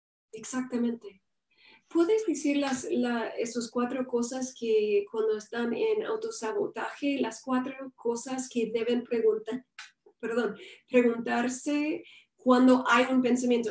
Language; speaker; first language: Spanish; non-native, fluent; English